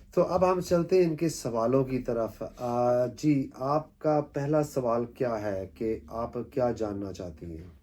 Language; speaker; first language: Urdu; native; Urdu